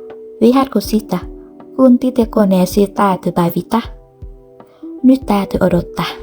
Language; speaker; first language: Finnish; non-native, learner; Vietnamese